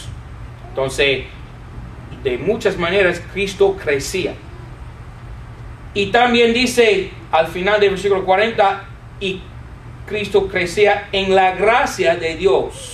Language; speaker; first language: Spanish; non-native, fluent; English